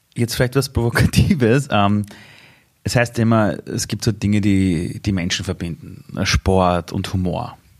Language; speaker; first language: German; early bilingual, other home language; Persian